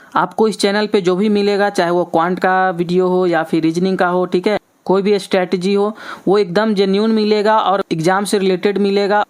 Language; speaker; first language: Hindi; native; Hindi